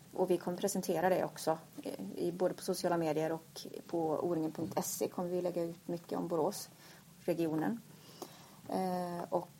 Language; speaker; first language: Swedish; native; Swedish